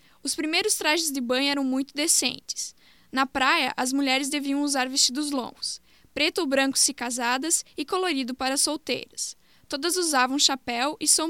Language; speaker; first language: Portuguese; native; Portuguese